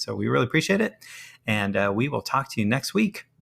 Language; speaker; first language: English; native; English